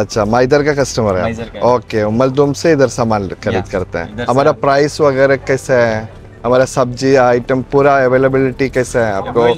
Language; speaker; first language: Hindi; non-native, learner; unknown